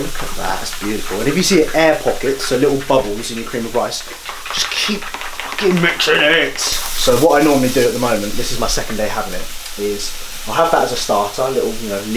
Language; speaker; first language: English; native; English